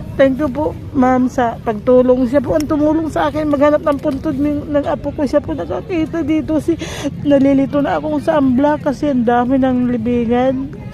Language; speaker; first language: Filipino; non-native, local second language; Waray